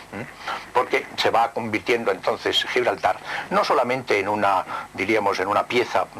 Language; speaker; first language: Spanish; native; Spanish